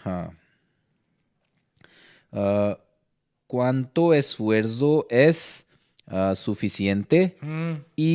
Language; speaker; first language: Spanish; non-native, learner; Hindi